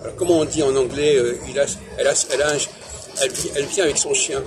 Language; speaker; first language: French; native; French